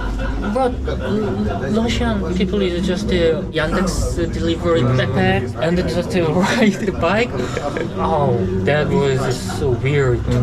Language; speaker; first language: English; non-native, learner; Korean